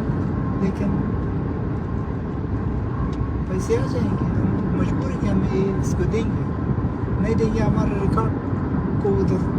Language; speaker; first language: Hindi; non-native, learner; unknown